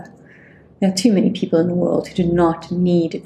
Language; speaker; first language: English; native; English